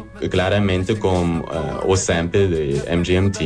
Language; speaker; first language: Portuguese; non-native, learner; German